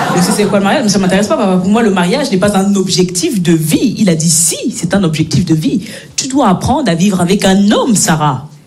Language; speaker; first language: French; native; French